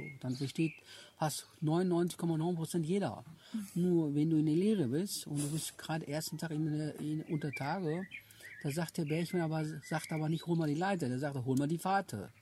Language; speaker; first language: German; early bilingual, other home language; Turkish